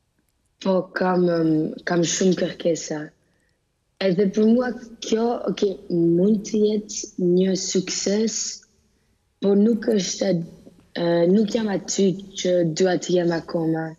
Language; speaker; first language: Albanian; early bilingual, heritage; Albanian